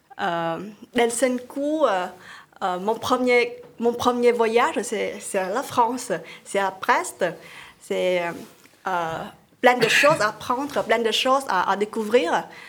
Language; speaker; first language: French; non-native, fluent; Vietnamese